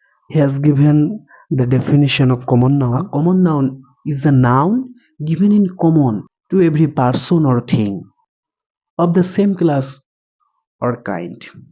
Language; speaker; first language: English; non-native, local second language; Bangla